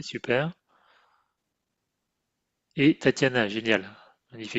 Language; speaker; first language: French; native; French